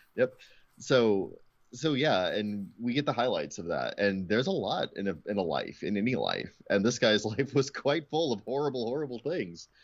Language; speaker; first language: English; native; English